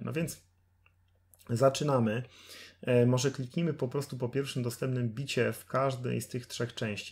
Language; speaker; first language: Polish; native; Polish